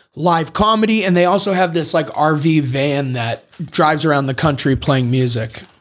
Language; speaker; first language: English; native; English